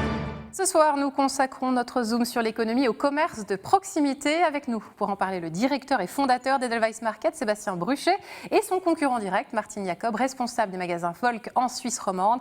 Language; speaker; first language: French; native; French